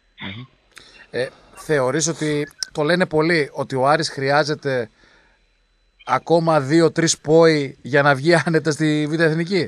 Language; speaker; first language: Greek; native; Greek